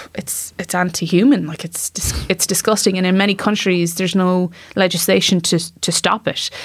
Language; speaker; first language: English; native; English